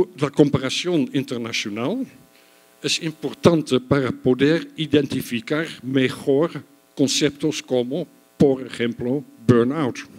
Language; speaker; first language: Spanish; non-native, fluent; Dutch